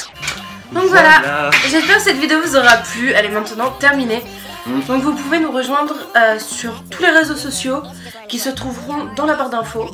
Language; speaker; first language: French; native; French